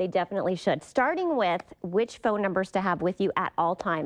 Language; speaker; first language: English; native; English